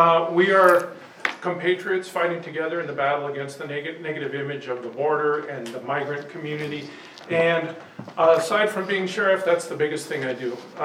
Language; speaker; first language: English; native; English